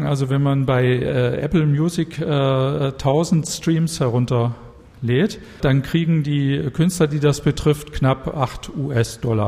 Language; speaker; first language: German; native; German